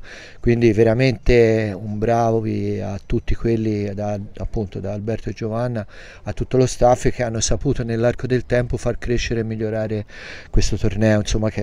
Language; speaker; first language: Italian; native; Italian